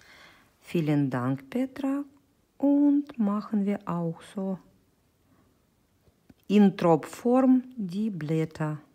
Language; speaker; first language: German; non-native, fluent; Russian